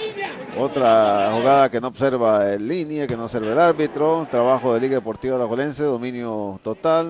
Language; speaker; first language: Spanish; native; Spanish